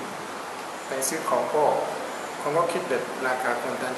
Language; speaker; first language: Thai; non-native, fluent; Burmese